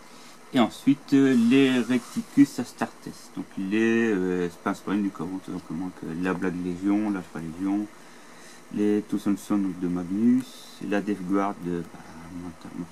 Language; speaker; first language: French; native; French